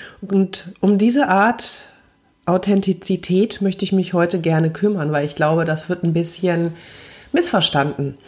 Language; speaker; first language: German; native; German